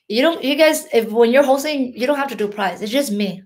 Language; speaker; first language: English; early bilingual, other home language; Hmong